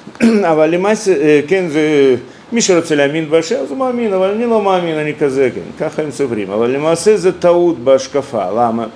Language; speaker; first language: Hebrew; non-native, fluent; Russian